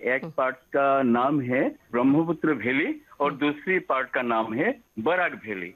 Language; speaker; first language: Hindi; non-native, local second language; Bangla